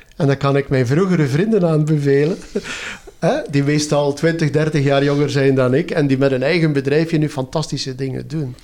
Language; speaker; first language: Dutch; native; Dutch